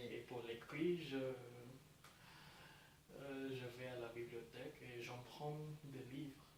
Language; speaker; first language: French; non-native, fluent; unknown